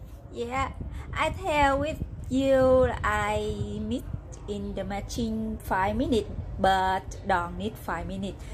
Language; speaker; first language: English; non-native, learner; Vietnamese